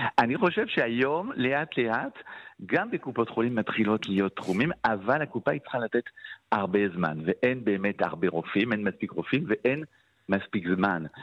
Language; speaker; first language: Hebrew; non-native, fluent; French